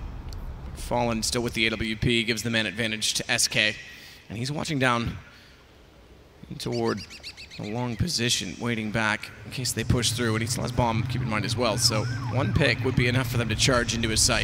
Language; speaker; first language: English; native; English